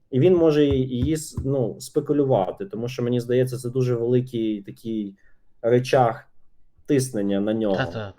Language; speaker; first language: Ukrainian; native; Ukrainian